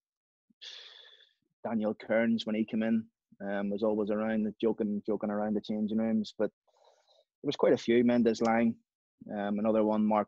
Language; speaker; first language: English; native; English